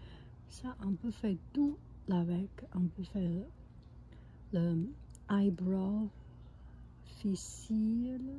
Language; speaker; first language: French; non-native, fluent; Chinese